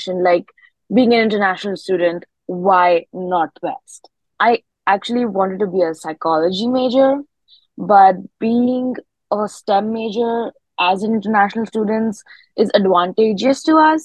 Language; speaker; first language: English; non-native, local second language; Hindi